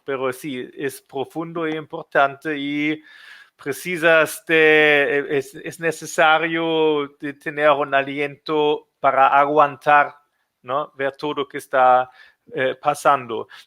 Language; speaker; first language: Spanish; non-native, fluent; German